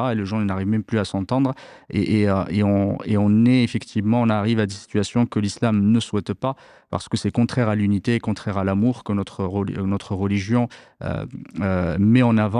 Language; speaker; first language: French; native; French